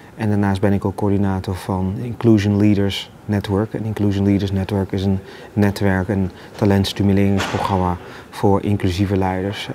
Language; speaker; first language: Dutch; early bilingual, other home language; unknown